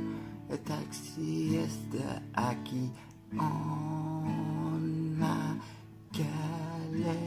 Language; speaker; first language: Spanish; non-native, learner; English